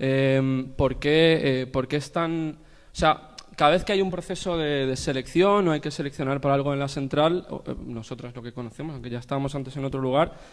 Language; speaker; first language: Spanish; native; Spanish